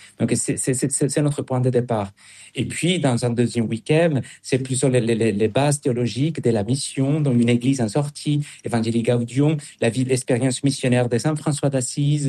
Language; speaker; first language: French; non-native, fluent; Spanish